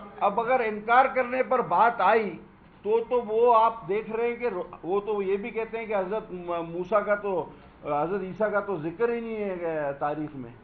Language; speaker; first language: Urdu; non-native, local second language; Sindhi